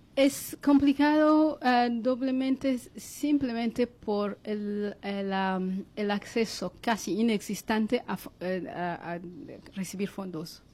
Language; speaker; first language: Spanish; non-native, fluent; Kinyarwanda